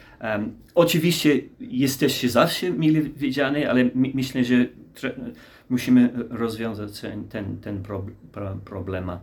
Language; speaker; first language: Polish; non-native, learner; English